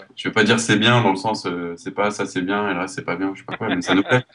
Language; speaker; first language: French; native; French